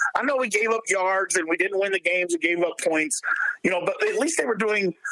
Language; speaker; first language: English; native; English